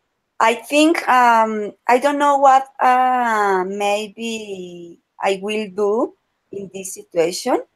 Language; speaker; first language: English; non-native, learner; Spanish